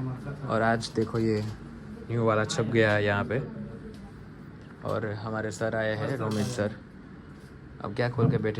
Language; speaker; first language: Hindi; non-native, local second language; Gujarati